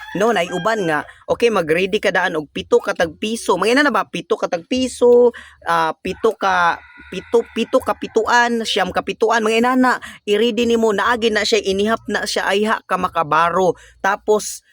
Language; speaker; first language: Cebuano; non-native, local second language; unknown